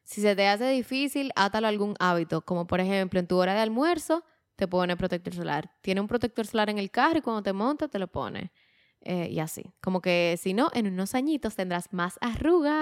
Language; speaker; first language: Spanish; native; Spanish